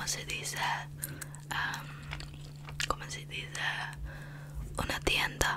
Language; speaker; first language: Spanish; non-native, learner; English